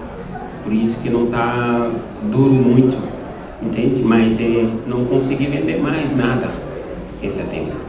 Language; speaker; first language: Portuguese; non-native, learner; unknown